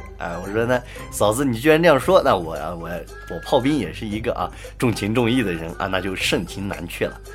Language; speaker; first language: Chinese; native; Chinese